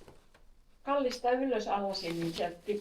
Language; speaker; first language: Finnish; native; Finnish